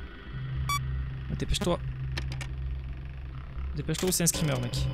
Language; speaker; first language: French; native; French